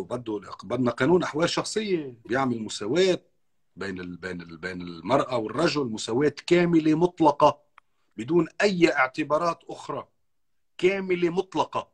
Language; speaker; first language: Arabic; native; Arabic